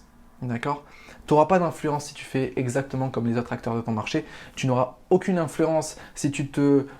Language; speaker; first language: French; native; French